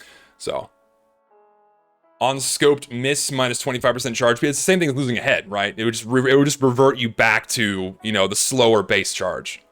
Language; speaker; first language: English; native; English